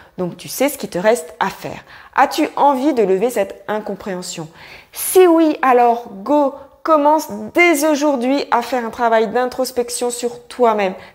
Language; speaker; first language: French; native; French